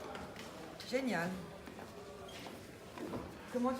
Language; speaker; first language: French; native; French